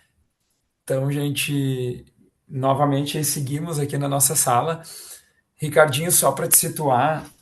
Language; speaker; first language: Portuguese; native; Portuguese